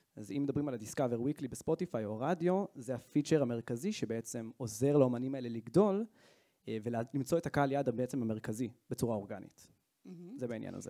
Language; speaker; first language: Hebrew; native; Hebrew